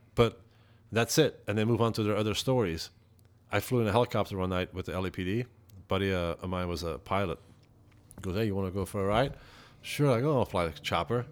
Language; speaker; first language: English; non-native, fluent; Dutch